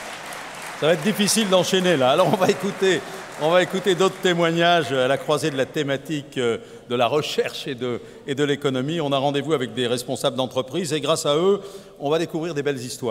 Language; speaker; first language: French; native; French